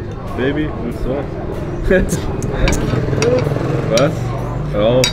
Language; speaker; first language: English; non-native, fluent; German